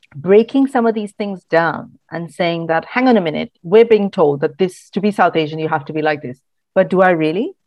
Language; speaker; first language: English; non-native, local second language; Malayalam